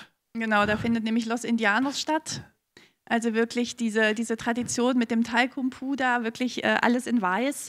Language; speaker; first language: German; native; German